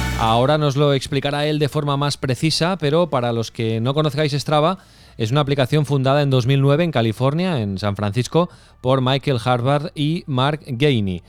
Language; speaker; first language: Spanish; native; Spanish